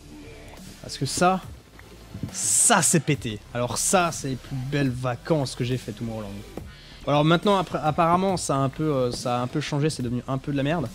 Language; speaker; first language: French; native; French